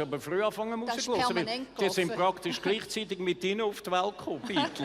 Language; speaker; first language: German; native; German